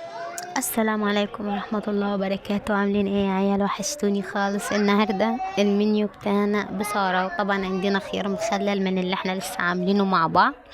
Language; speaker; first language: Arabic; native; Arabic